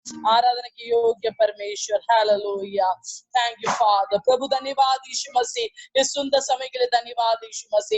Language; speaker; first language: Hindi; non-native, local second language; Malayalam